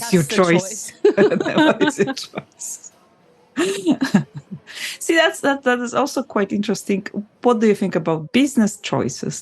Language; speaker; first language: English; non-native, fluent; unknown